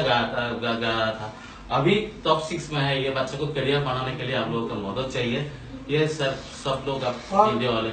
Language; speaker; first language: Hindi; non-native, local second language; Bangla